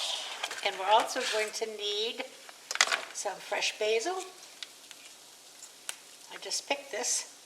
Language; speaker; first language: English; native; English